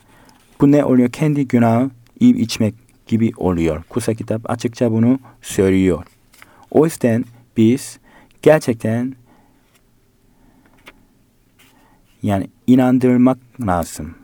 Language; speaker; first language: Turkish; non-native, learner; Korean